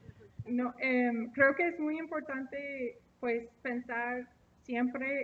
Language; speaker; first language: Spanish; non-native, fluent; English